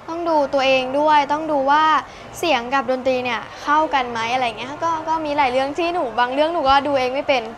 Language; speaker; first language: Thai; native; Thai